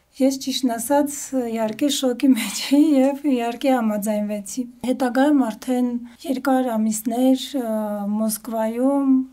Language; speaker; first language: Armenian; early bilingual, heritage; Armenian